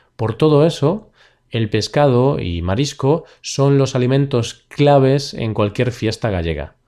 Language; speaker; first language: Spanish; native; Spanish